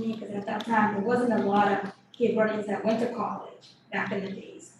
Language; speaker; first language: English; early bilingual, other home language; Kabuverdianu